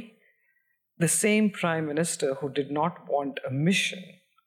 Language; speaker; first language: English; non-native, local second language; Hindi